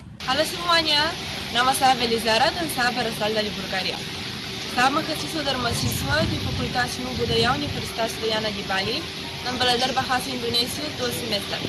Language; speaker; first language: Indonesian; non-native, learner; Bulgarian